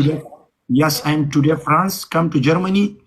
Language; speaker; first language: English; non-native, learner; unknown